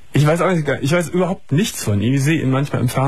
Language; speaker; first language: German; native; German